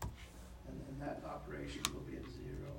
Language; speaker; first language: English; native; English